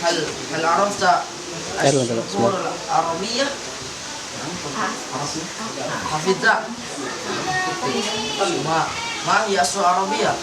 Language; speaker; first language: Arabic; non-native, learner; Indonesian